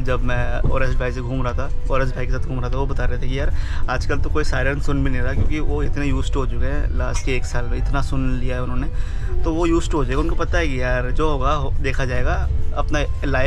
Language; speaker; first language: Hindi; native; Hindi